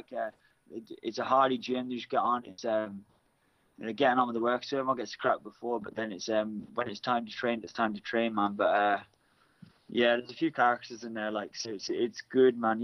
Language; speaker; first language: English; native; English